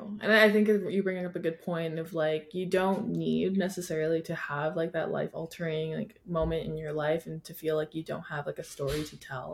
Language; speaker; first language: English; native; English